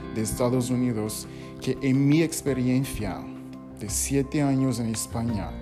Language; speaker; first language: Spanish; non-native, fluent; English